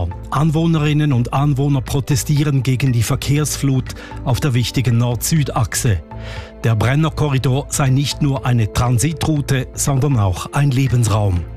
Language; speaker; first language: German; native; German